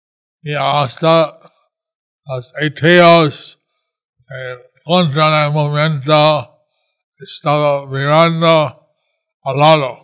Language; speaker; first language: Spanish; non-native, learner; English